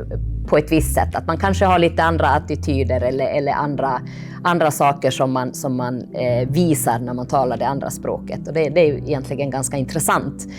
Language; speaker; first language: Swedish; early bilingual, other home language; Finnish